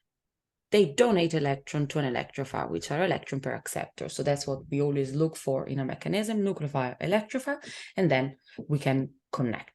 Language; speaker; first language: English; non-native, fluent; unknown